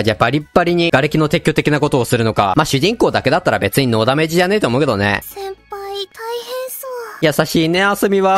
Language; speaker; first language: Japanese; native; Japanese